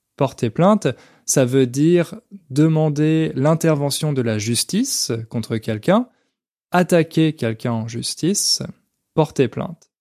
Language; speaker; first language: French; native; French